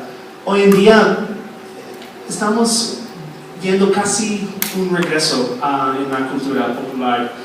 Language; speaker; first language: Spanish; non-native, fluent; English